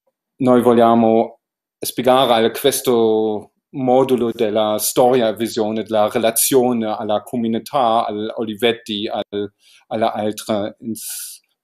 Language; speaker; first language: Italian; non-native, learner; German